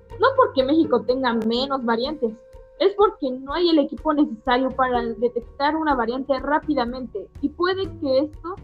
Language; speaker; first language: Spanish; native; Spanish